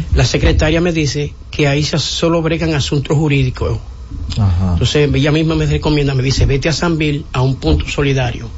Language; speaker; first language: Spanish; native; Spanish